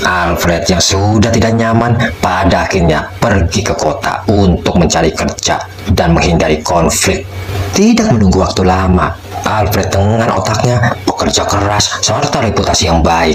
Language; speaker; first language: Indonesian; native; Indonesian